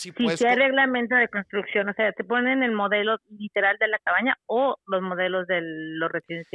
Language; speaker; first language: Spanish; native; Spanish